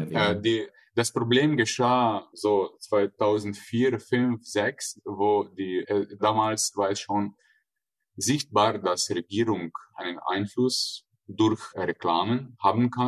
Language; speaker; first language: German; non-native, fluent; Slovenian